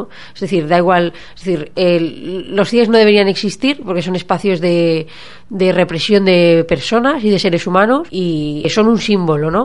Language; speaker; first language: Spanish; native; Spanish